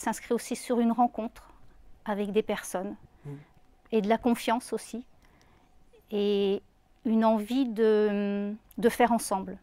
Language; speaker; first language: French; native; French